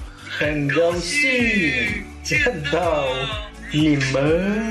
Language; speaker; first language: Chinese; non-native, learner; Russian